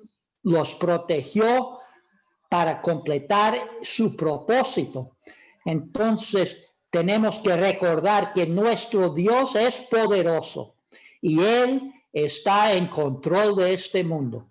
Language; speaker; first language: Spanish; non-native, fluent; English